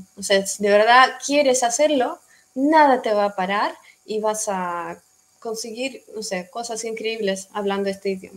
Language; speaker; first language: Spanish; non-native, fluent; Russian